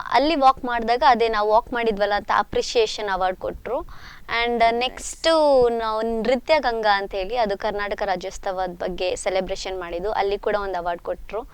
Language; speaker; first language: Kannada; native; Kannada